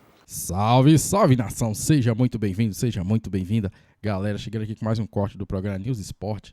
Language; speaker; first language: Portuguese; native; Portuguese